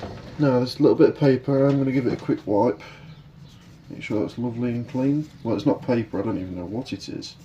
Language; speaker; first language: English; native; English